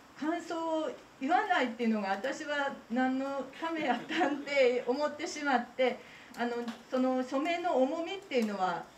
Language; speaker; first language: Japanese; native; Japanese